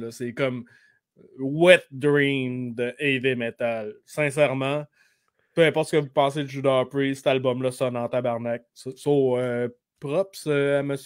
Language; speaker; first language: French; native; French